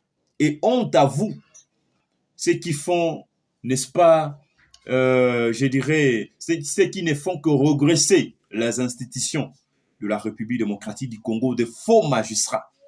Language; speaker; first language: French; non-native, local second language; Lingala